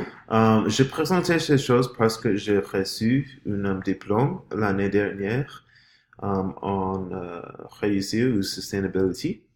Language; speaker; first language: French; non-native, learner; English